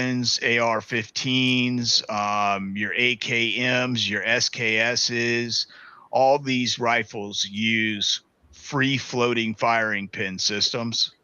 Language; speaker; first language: English; native; English